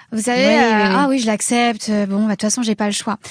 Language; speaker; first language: French; native; French